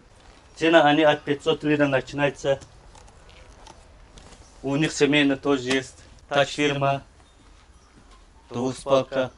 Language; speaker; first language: Russian; non-native, learner; Turkish